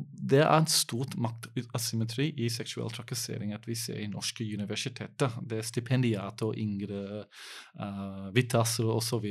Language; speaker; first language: Norwegian; non-native, fluent; English